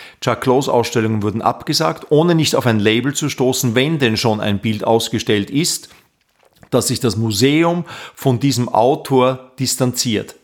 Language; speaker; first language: German; native; German